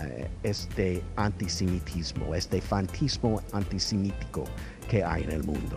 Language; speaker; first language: Spanish; non-native, fluent; English